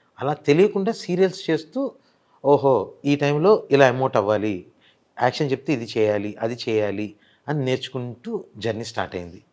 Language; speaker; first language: Telugu; native; Telugu